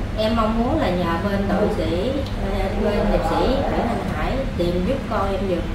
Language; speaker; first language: Vietnamese; native; Vietnamese